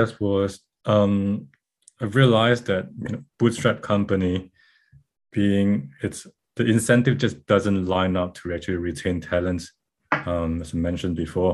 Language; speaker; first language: English; non-native, local second language; Chinese